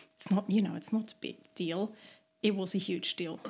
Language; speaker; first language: English; non-native, fluent; German